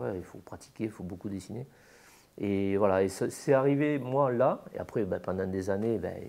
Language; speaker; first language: French; native; French